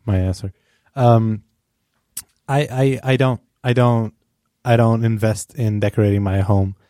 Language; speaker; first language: English; non-native, fluent; Portuguese